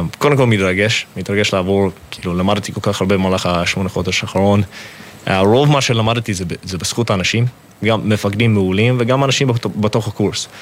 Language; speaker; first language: Hebrew; non-native, fluent; English